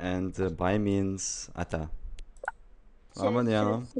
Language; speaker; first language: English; non-native, fluent; Lithuanian